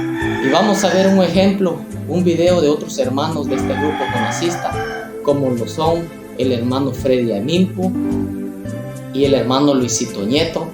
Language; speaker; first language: Spanish; native; Spanish